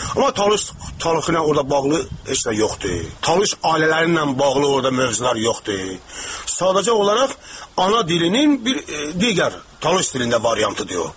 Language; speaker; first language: Azerbaijani; non-native, local second language; Talysh